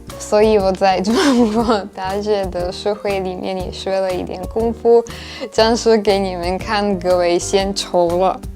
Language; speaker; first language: Chinese; non-native, fluent; Russian